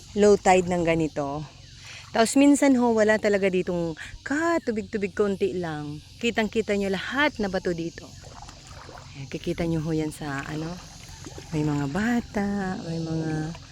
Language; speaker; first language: Filipino; non-native, local second language; Bikol